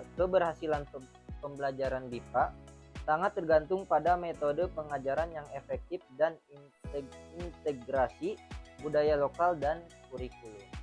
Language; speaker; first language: Indonesian; native; Indonesian